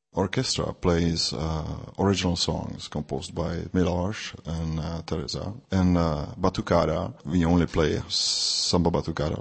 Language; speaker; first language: English; non-native, fluent; Czech